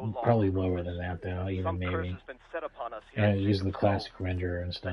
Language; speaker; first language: English; native; English